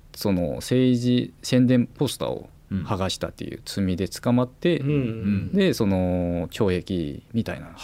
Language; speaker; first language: Japanese; non-native, fluent; Korean